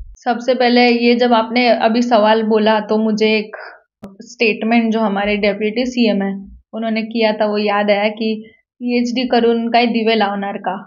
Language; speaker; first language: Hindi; non-native, local second language; Marathi